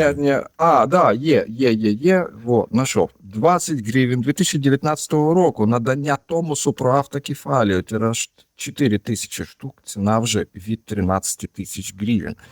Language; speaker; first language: Ukrainian; non-native, local second language; Russian